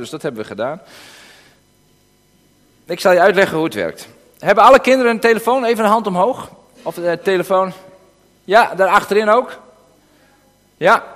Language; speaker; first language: Dutch; native; Dutch